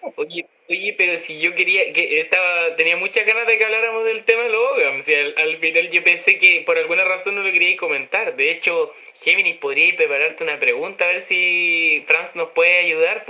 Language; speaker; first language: Spanish; native; Spanish